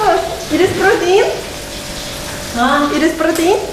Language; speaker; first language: English; non-native, learner; Russian